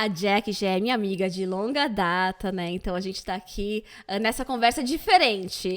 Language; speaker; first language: Portuguese; native; Portuguese